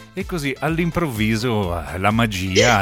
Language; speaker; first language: Italian; native; Italian